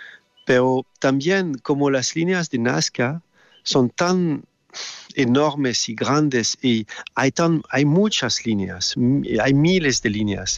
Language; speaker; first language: Spanish; non-native, fluent; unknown